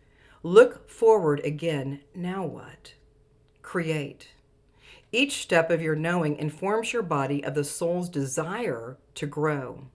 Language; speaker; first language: English; native; English